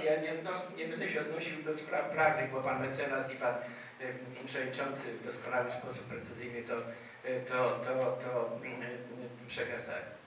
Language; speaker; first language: Polish; native; Polish